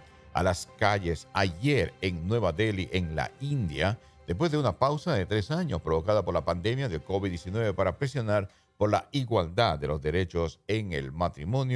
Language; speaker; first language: Spanish; native; Spanish